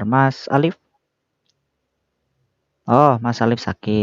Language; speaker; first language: Indonesian; native; Indonesian